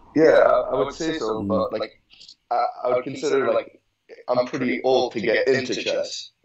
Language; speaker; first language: English; native; English